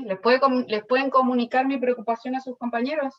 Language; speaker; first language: Spanish; native; Spanish